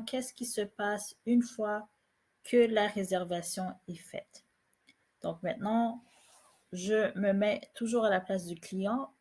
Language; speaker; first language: French; native; French